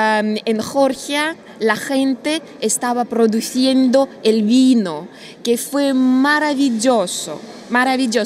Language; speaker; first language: Spanish; non-native, learner; Russian